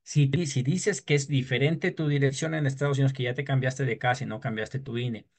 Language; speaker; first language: Spanish; native; Spanish